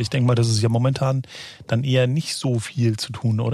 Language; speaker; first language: German; native; German